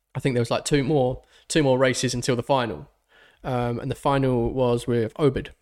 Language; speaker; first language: English; native; English